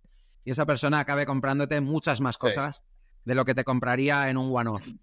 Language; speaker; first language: Spanish; native; Spanish